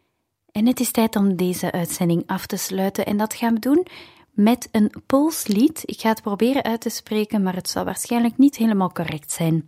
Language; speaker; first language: Dutch; native; Dutch